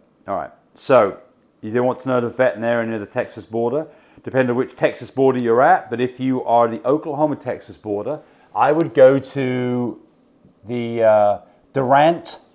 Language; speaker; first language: English; native; English